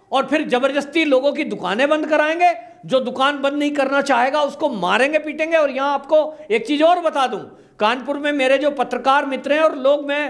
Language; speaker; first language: Hindi; native; Hindi